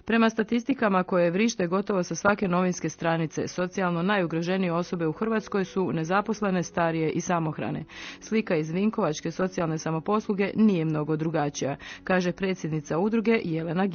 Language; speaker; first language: Croatian; native; Croatian